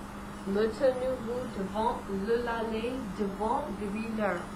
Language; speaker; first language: French; non-native, fluent; English